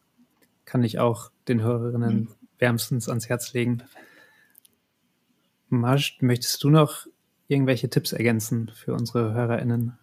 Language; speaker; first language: German; native; German